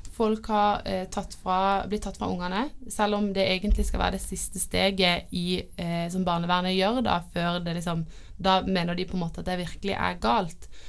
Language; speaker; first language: Norwegian; native; Norwegian